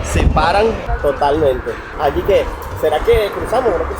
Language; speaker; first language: Spanish; native; Spanish